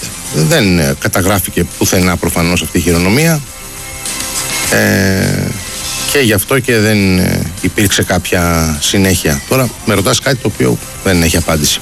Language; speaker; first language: Greek; native; Greek